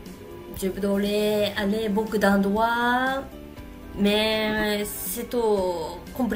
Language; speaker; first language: French; non-native, learner; Japanese